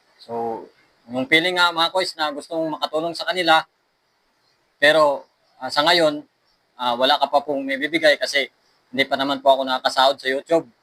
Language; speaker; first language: Filipino; non-native, local second language; Aklanon